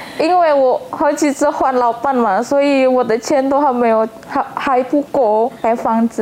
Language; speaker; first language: Chinese; non-native, learner; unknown